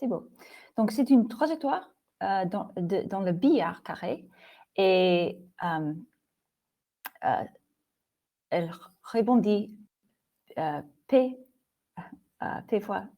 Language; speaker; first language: French; non-native, fluent; English